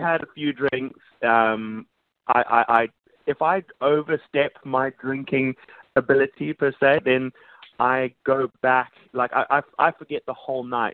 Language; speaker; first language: English; native; English